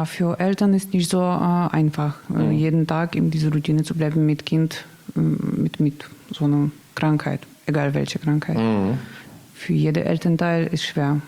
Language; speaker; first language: German; non-native, learner; Russian